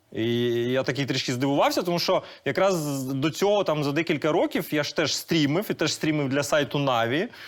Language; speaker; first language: Ukrainian; native; Ukrainian